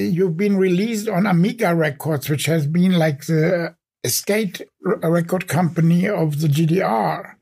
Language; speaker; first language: English; non-native, fluent; German